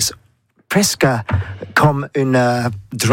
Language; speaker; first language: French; non-native, learner; English